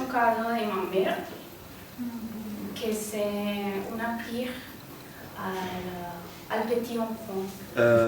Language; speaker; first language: French; non-native, learner; Spanish